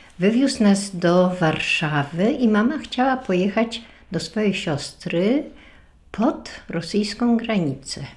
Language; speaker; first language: Polish; native; Polish